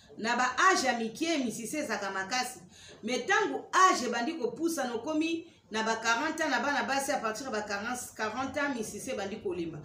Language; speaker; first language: Lingala; native; Lingala